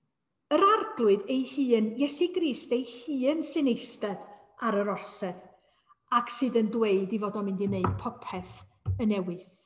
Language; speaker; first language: Welsh; native; Welsh